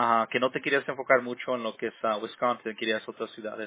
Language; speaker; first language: Spanish; early bilingual, heritage; Spanish